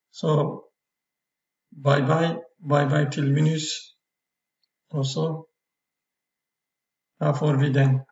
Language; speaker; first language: Norwegian; non-native, fluent; Turkish